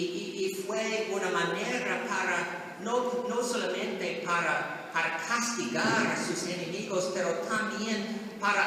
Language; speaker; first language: Spanish; non-native, learner; English